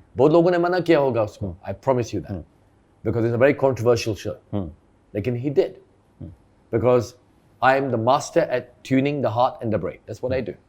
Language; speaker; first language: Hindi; early bilingual, heritage; Hindi